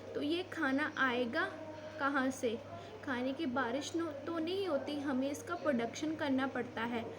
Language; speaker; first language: Hindi; native; Hindi